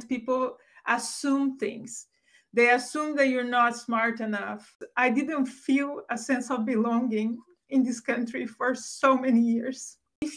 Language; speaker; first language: English; non-native, fluent; Portuguese